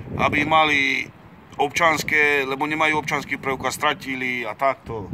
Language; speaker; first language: Slovak; non-native, local second language; Romany